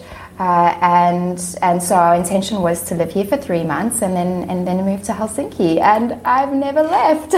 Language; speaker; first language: English; native; English